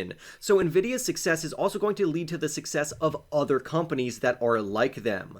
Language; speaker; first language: English; native; English